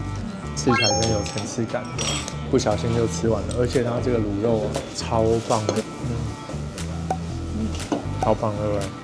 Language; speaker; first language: Chinese; native; Chinese